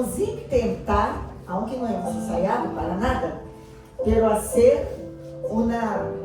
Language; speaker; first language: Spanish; non-native, learner; Portuguese